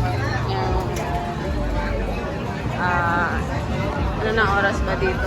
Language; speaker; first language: Filipino; native; Filipino